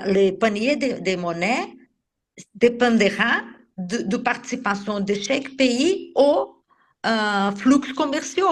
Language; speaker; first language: French; non-native, fluent; Portuguese